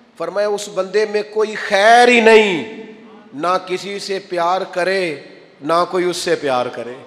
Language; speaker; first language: Urdu; non-native, local second language; Punjabi